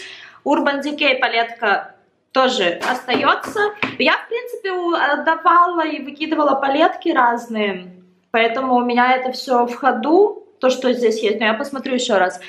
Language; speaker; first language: Russian; native; Russian